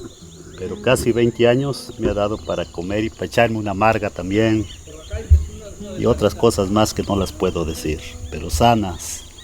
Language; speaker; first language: Spanish; native; Spanish